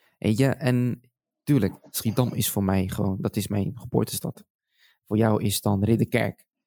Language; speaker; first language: Dutch; native; Dutch